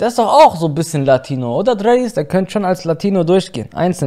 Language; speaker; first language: German; native; German